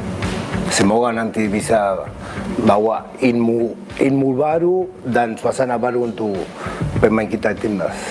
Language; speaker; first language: Indonesian; non-native, local second language; Spanish